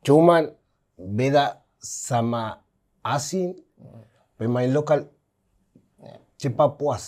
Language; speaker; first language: Indonesian; non-native, fluent; Spanish